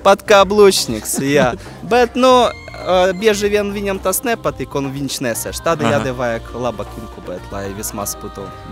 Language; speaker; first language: Latvian; non-native, local second language; Russian